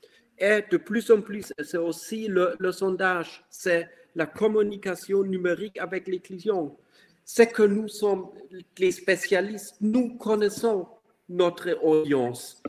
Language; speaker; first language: French; non-native, fluent; German